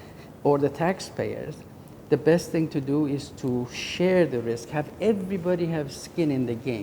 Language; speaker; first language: English; non-native, fluent; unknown